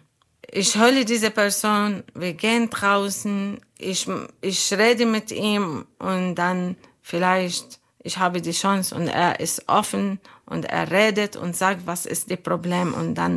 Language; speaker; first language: German; non-native, fluent; Arabic